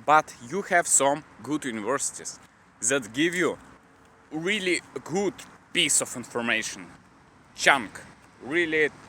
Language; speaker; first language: English; non-native, learner; Russian